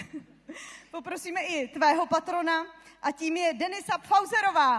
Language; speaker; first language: Czech; native; Czech